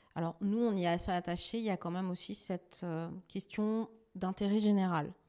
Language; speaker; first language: French; native; French